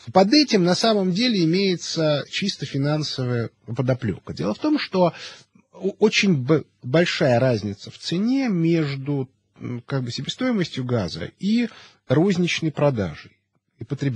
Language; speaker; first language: Russian; native; Russian